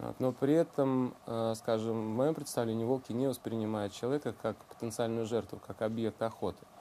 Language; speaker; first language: Russian; native; Russian